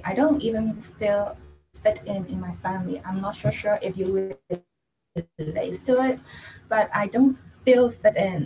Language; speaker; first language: English; non-native, local second language; Cantonese